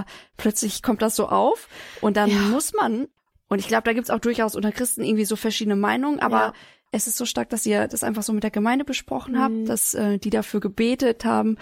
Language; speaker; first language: German; native; German